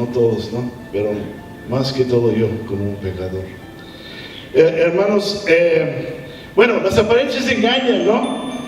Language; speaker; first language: Spanish; early bilingual, heritage; English